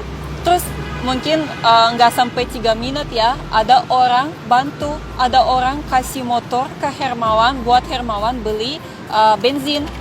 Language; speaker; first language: Indonesian; non-native, fluent; Russian